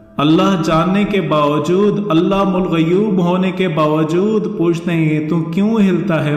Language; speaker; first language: Urdu; non-native, local second language; Northern Hindko